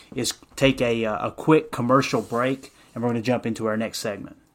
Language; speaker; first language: English; native; English